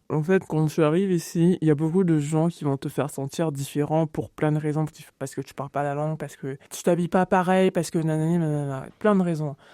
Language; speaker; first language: French; early bilingual, other home language; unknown